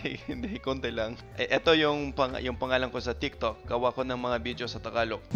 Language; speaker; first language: Filipino; non-native, fluent; English